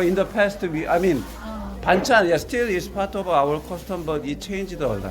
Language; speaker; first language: English; non-native, fluent; Korean